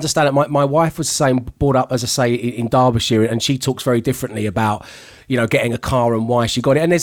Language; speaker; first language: English; native; English